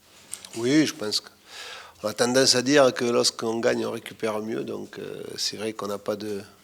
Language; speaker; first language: French; native; French